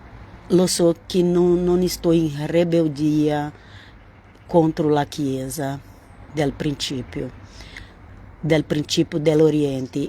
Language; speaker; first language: Italian; non-native, learner; Portuguese